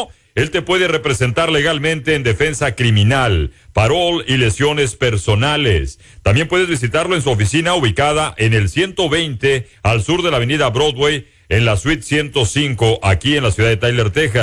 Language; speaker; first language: Spanish; native; Spanish